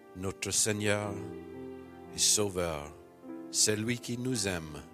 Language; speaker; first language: French; non-native, fluent; English